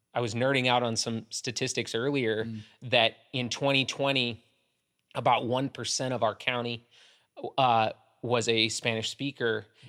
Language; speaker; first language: English; native; English